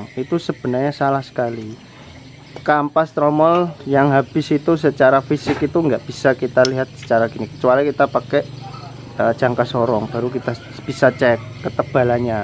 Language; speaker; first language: Indonesian; native; Indonesian